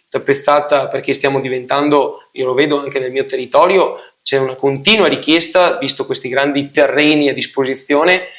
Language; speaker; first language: Italian; native; Italian